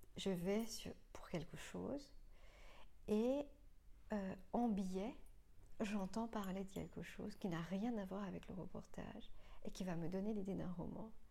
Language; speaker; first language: French; non-native, local second language; Morisyen